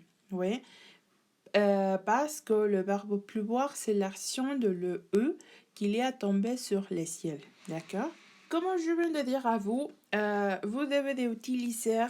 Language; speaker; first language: French; non-native, learner; Spanish